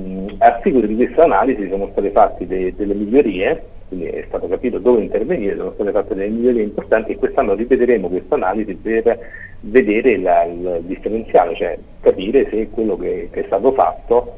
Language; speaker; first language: Italian; native; Italian